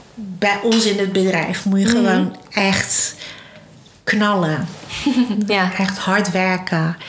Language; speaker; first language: Dutch; early bilingual, other home language; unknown